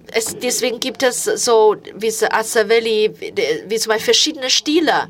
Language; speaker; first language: German; non-native, fluent; Chinese